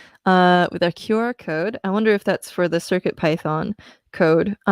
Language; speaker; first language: English; native; English